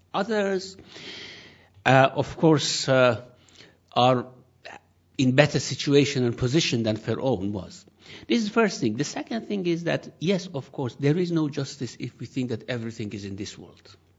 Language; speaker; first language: English; non-native, fluent; Persian